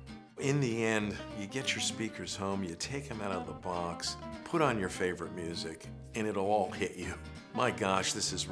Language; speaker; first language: English; native; English